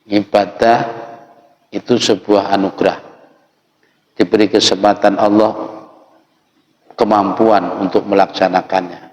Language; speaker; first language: Indonesian; non-native, local second language; Javanese